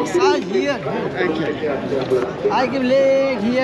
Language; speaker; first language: English; non-native, learner; Hindi